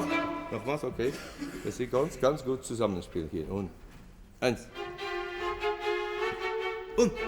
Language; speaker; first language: German; non-native, fluent; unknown